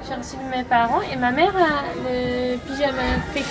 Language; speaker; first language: French; non-native, fluent; Dutch